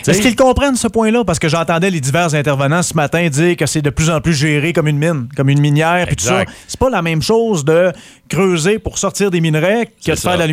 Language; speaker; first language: French; native; French